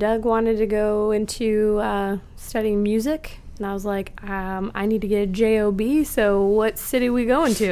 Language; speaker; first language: English; native; English